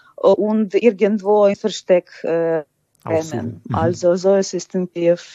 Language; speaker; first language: German; non-native, fluent; Ukrainian